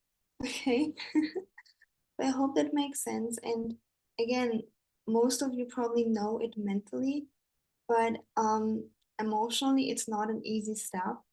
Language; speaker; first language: English; non-native, fluent; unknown